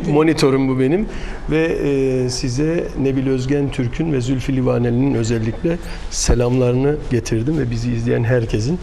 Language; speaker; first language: Turkish; early bilingual, heritage; Turkish